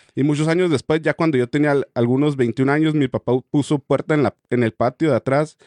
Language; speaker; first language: Spanish; native; Spanish